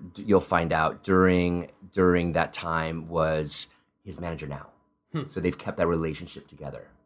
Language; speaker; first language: English; early bilingual, other home language; Italian